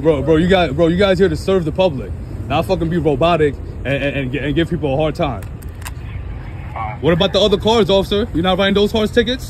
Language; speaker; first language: English; native; English